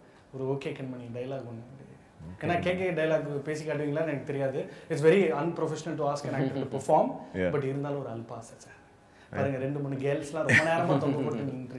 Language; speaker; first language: Tamil; native; Tamil